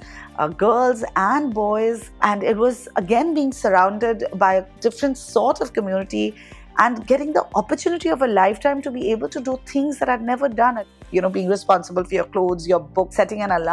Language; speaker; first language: English; non-native, local second language; Hindi